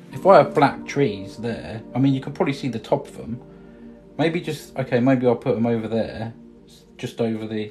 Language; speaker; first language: English; native; English